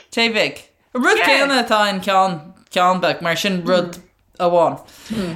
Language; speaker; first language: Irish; non-native, local second language; English